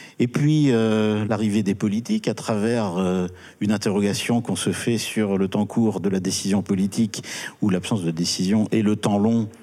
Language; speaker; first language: French; native; French